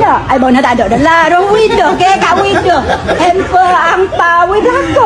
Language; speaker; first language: Malay; native; Malay